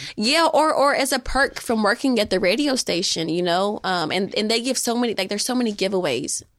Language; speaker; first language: English; native; English